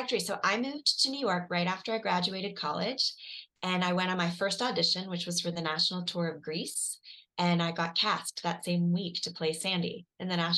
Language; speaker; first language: English; native; English